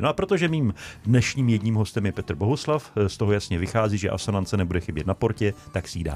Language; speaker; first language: Czech; native; Czech